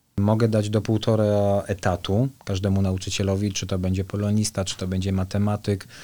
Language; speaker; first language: Polish; native; Polish